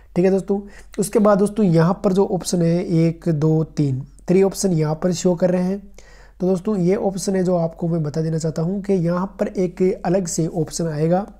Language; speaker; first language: Hindi; native; Hindi